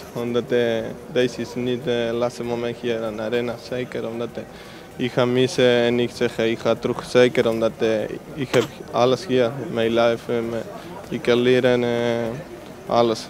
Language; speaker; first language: Dutch; non-native, learner; Spanish